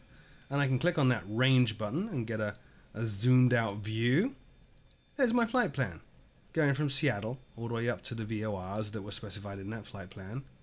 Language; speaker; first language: English; native; English